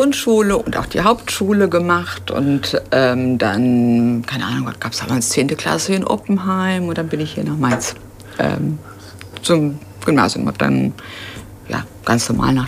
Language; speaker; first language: German; native; German